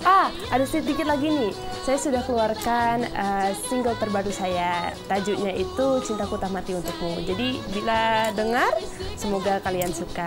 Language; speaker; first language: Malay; non-native, local second language; Indonesian